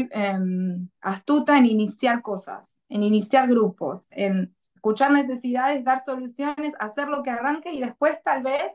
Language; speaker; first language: Spanish; native; Spanish